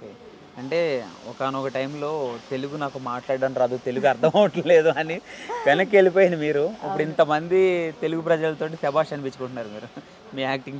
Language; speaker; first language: Telugu; native; Telugu